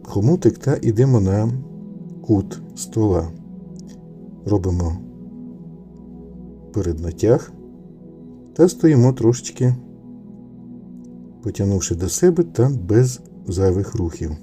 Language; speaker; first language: Ukrainian; native; Ukrainian